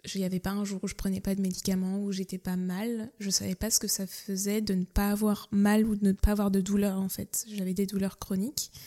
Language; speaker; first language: French; native; French